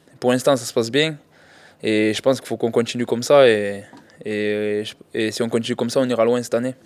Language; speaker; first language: French; native; French